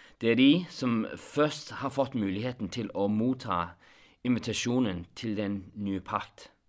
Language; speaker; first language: Norwegian; non-native, fluent; English